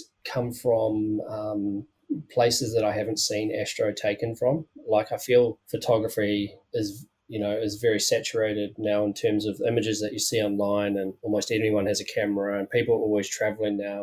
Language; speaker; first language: English; native; English